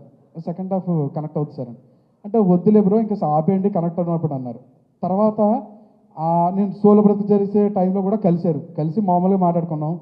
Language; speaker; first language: Telugu; native; Telugu